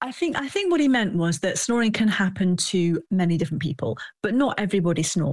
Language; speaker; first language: English; native; English